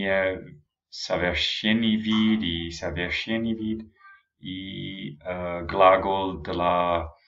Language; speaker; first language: Russian; non-native, learner; English